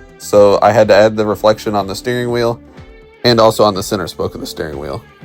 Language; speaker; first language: English; native; English